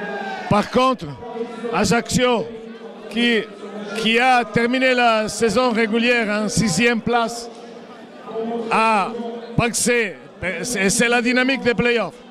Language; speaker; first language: French; non-native, fluent; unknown